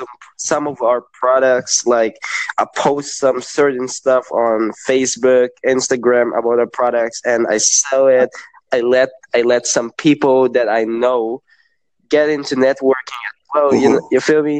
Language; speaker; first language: English; non-native, local second language; Hiligaynon